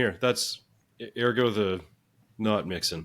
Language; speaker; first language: English; native; English